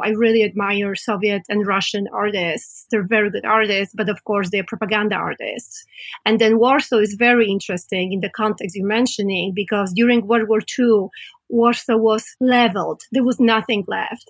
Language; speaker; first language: English; non-native, fluent; Polish